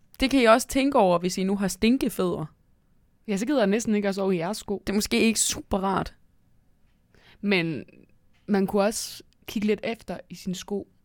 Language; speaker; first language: Danish; native; Danish